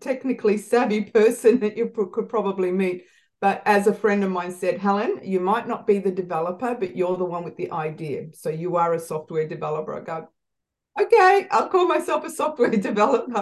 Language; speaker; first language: English; native; English